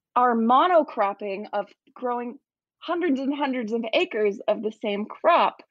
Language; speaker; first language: English; native; English